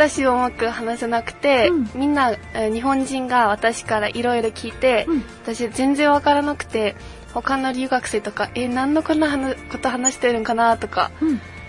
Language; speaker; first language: Japanese; non-native, fluent; Mongolian